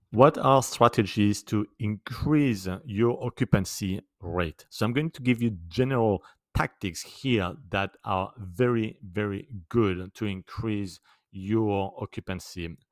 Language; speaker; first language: English; non-native, fluent; French